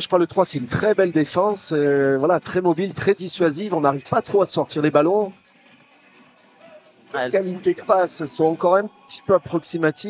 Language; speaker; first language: French; native; French